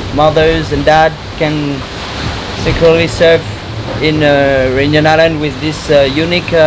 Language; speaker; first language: English; non-native, learner; French